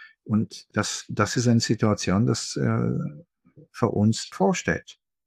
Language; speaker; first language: German; non-native, fluent; Hebrew